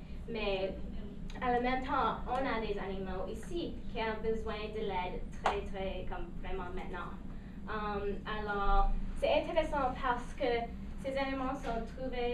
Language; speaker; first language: French; non-native, local second language; English